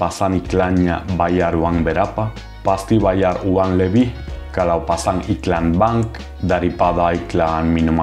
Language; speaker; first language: Indonesian; non-native, fluent; Spanish